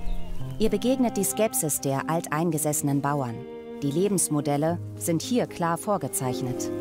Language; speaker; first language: German; native; German